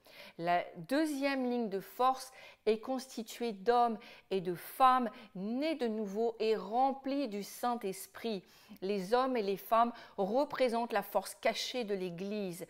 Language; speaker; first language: French; native; French